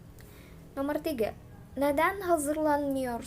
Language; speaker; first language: Turkish; non-native, fluent; Indonesian